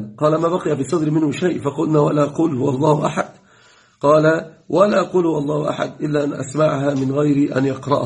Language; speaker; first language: Arabic; native; Arabic